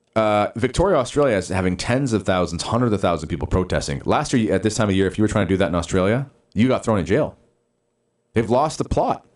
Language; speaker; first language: English; native; English